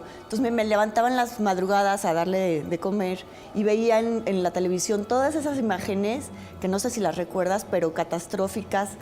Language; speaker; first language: Spanish; native; Spanish